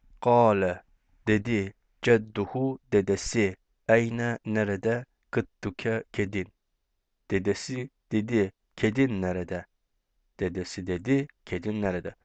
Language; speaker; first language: Arabic; non-native, fluent; Turkish